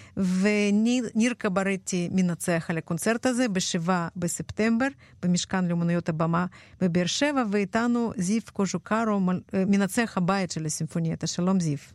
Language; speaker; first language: Hebrew; non-native, fluent; Russian